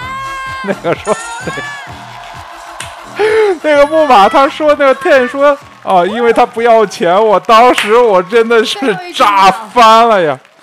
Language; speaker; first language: Chinese; native; Chinese